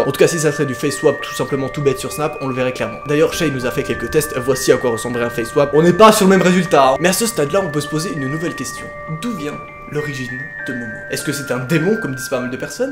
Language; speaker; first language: French; native; French